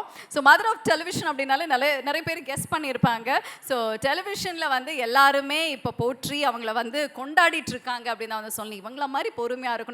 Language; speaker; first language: Tamil; native; Tamil